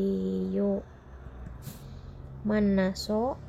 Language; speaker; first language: Korean; non-native, fluent; Indonesian